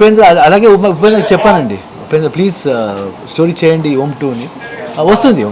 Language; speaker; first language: Telugu; non-native, learner; Kannada